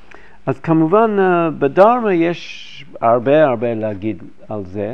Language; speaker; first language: Hebrew; non-native, fluent; English